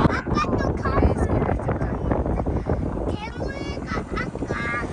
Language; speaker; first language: Korean; early bilingual, other home language; Kazakh